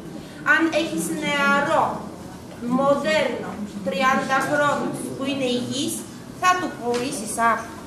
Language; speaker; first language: Greek; non-native, learner; Russian